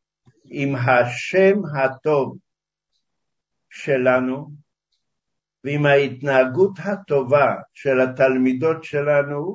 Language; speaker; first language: Hebrew; early bilingual, other home language; Hungarian